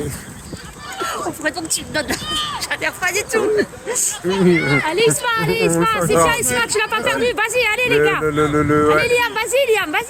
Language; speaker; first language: French; native; French